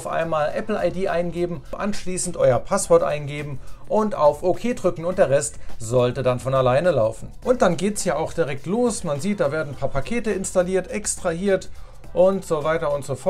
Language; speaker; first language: German; native; German